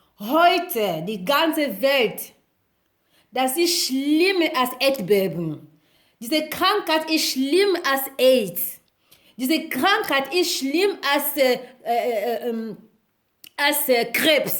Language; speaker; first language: German; non-native, learner; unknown